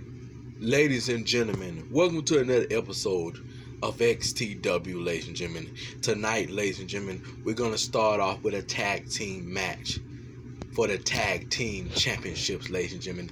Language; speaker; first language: English; native; English